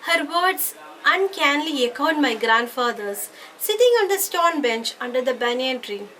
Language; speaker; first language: English; non-native, local second language; Malayalam